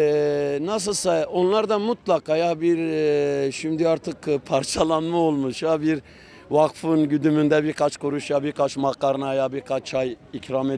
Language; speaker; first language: Turkish; native; Turkish